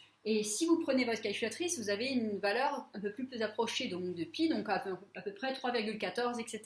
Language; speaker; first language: French; native; French